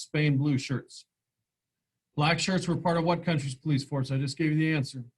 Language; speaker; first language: English; native; English